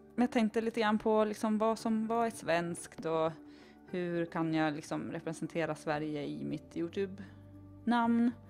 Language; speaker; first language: Swedish; native; Swedish